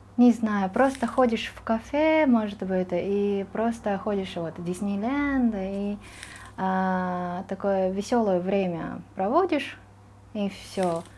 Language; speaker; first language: Russian; non-native, fluent; Japanese